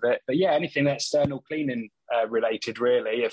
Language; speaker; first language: English; native; English